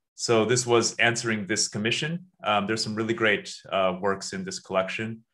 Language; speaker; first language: English; native; English